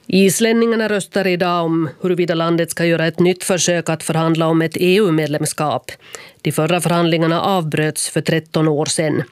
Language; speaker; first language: Swedish; native; Swedish